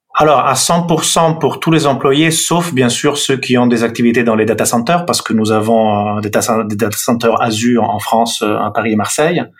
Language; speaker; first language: French; non-native, fluent; Italian